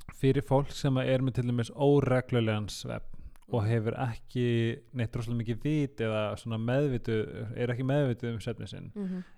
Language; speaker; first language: Icelandic; native; Icelandic